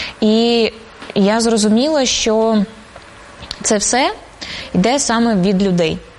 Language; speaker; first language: Ukrainian; non-native, local second language; Russian